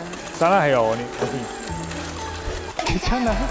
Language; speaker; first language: Korean; non-native, learner; Chinese